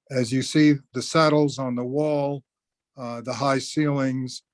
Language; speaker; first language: English; native; English